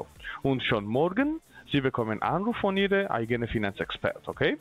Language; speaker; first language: German; non-native, learner; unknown